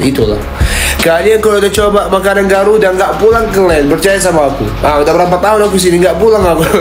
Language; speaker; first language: Indonesian; non-native, fluent; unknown